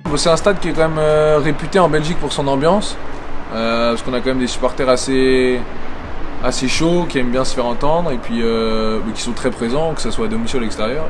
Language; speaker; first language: French; native; French